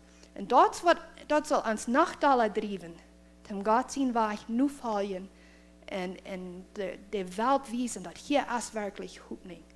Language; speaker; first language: German; non-native, learner; Plautdietsch